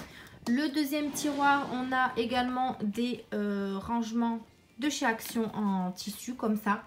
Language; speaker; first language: French; native; French